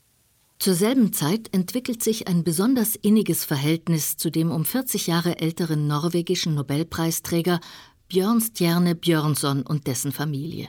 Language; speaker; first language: German; native; German